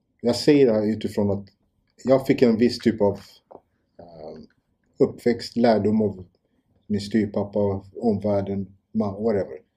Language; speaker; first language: Swedish; early bilingual, other home language; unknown